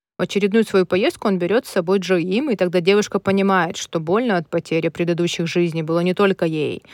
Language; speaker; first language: Russian; native; Russian